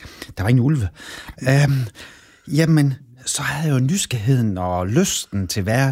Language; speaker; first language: Danish; native; Danish